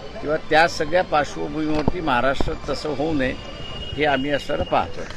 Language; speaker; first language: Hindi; non-native, local second language; Marathi